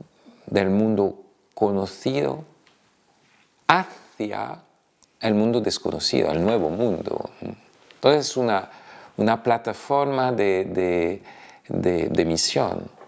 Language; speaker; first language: Spanish; non-native, fluent; French